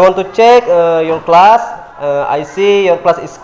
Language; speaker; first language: English; non-native, learner; Indonesian